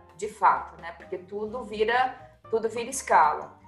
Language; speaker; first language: Portuguese; native; Portuguese